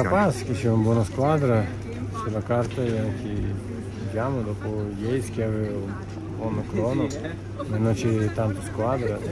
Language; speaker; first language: Italian; non-native, learner; Russian